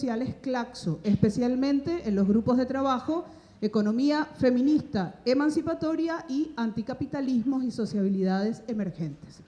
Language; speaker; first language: Spanish; native; Spanish